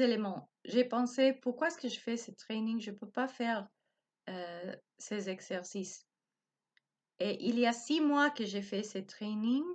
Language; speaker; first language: French; non-native, learner; Spanish